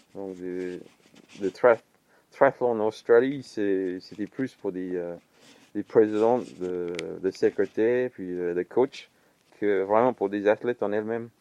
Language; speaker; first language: French; non-native, fluent; English